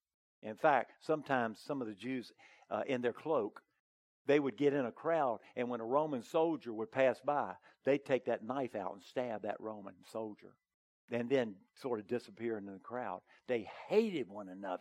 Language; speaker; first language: English; native; English